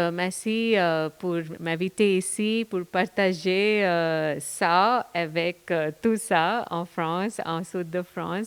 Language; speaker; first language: French; non-native, learner; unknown